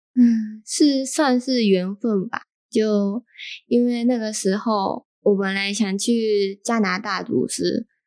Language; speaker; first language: Chinese; non-native, fluent; Japanese